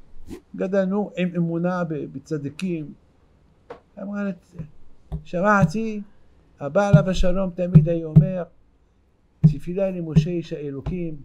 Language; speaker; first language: Hebrew; non-native, fluent; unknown